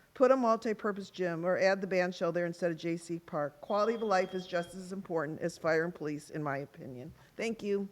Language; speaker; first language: English; native; English